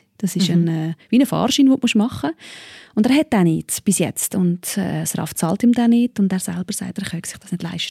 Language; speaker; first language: German; native; German